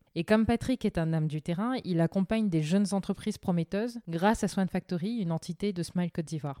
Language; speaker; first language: French; native; French